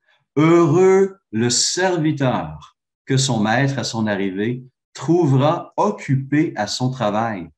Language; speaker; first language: French; native; French